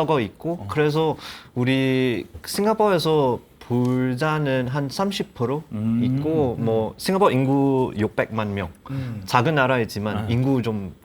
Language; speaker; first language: Korean; non-native, learner; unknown